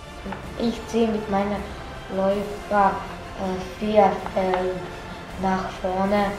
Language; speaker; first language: German; non-native, learner; Croatian